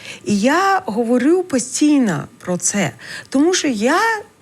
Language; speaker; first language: Ukrainian; non-native, learner; English